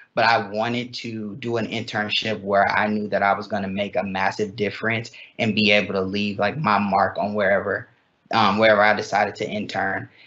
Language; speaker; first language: English; native; English